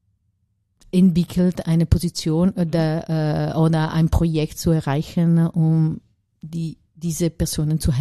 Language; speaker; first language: German; non-native, learner; Italian